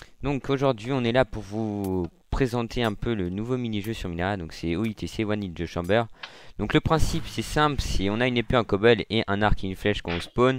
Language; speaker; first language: French; native; French